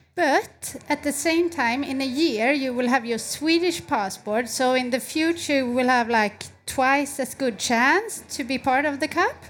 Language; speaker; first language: English; non-native, fluent; Swedish